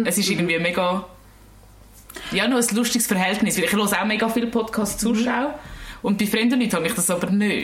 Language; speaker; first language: German; native; German